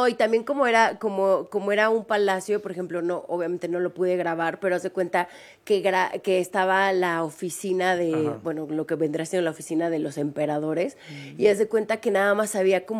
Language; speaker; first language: Spanish; native; Spanish